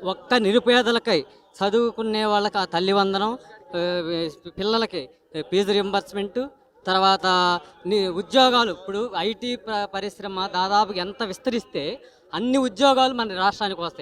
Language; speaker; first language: Telugu; native; Telugu